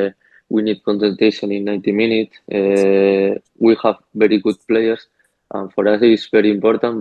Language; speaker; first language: English; non-native, learner; Spanish